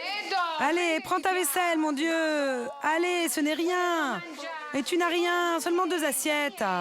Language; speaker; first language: French; native; French